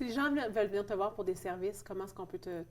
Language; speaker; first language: French; native; French